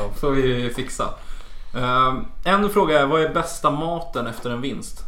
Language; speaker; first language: Swedish; native; Swedish